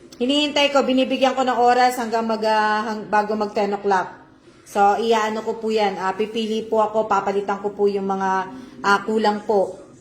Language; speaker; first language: Filipino; non-native, local second language; Cebuano